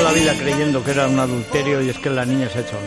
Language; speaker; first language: Spanish; native; Spanish